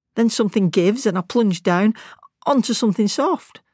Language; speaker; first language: English; native; English